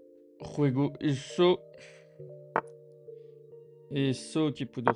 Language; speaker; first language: Spanish; non-native, learner; French